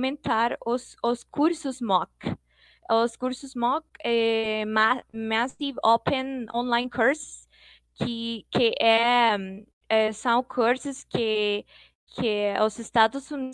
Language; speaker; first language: Portuguese; non-native, fluent; Spanish